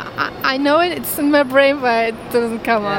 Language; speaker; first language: English; non-native, learner; Turkish